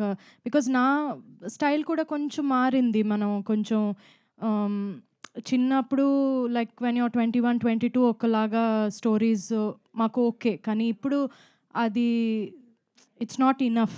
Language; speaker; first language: Telugu; non-native, fluent; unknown